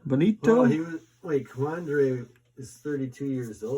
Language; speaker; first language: English; native; English